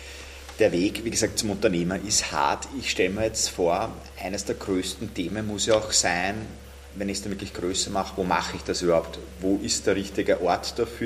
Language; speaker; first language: German; native; German